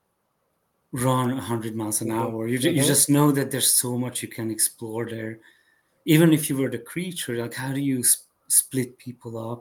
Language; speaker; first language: English; non-native, fluent; Hungarian